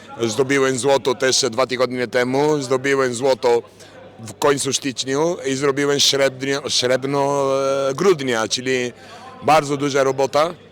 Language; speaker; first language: Polish; non-native, fluent; Italian